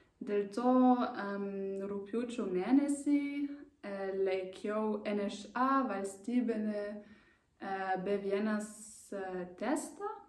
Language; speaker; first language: Lithuanian; non-native, learner; German